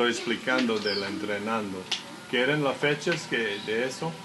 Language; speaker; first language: Spanish; non-native, learner; English